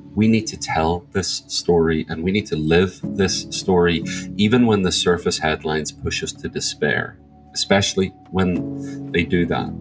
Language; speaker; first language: English; native; English